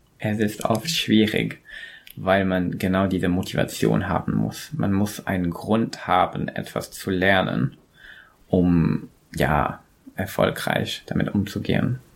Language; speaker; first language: German; non-native, fluent; English